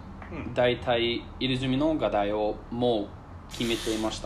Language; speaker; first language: Japanese; non-native, learner; English